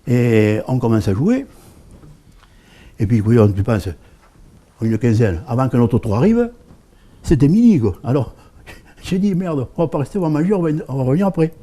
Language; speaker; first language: French; native; French